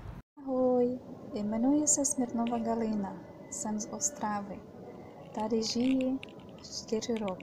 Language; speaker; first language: Czech; non-native, fluent; Ukrainian